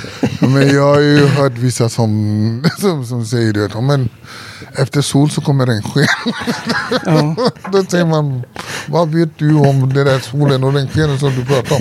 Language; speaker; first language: Swedish; early bilingual, other home language; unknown